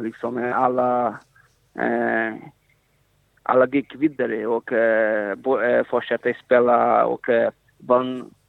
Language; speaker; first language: Swedish; non-native, fluent; Portuguese